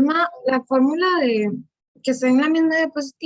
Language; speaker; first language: Spanish; native; Spanish